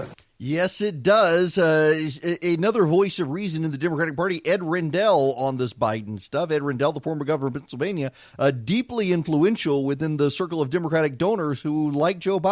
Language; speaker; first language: English; native; English